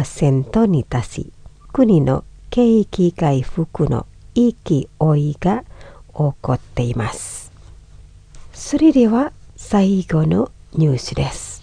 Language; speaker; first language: Japanese; non-native, fluent; Indonesian